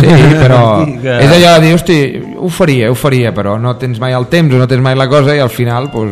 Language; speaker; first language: Catalan; native; Catalan